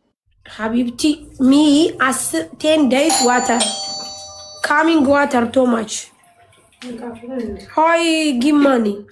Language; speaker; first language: English; non-native, learner; Amharic